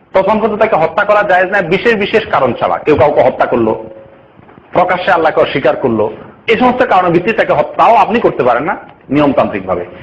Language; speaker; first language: Bangla; native; Bangla